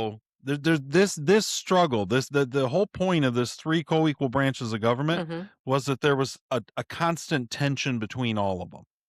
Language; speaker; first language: English; native; English